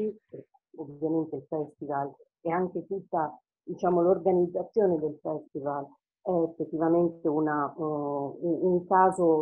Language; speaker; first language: Italian; native; Italian